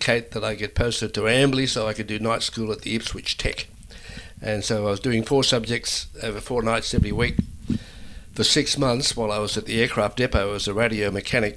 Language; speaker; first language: English; native; English